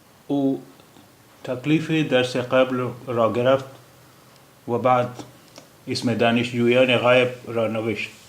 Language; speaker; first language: Persian; non-native, fluent; Urdu